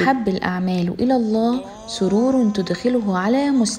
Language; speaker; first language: Arabic; native; Arabic